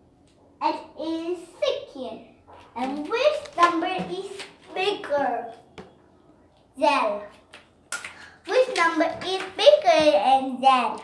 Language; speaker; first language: English; non-native, learner; Vietnamese